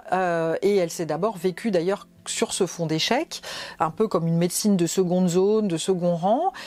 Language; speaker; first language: French; native; French